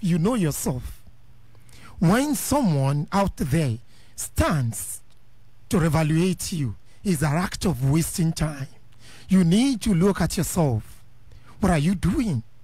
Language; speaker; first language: English; non-native, local second language; Yoruba